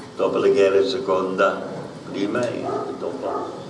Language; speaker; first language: Italian; non-native, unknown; English